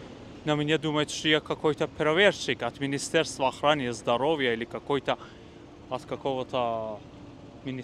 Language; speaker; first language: Russian; non-native, fluent; Persian